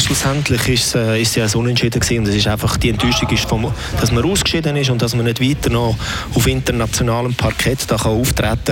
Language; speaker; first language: German; native; German